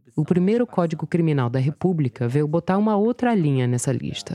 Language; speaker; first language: Portuguese; non-native, fluent; English